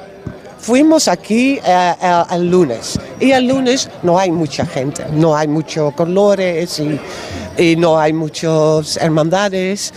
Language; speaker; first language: Spanish; non-native, learner; Dutch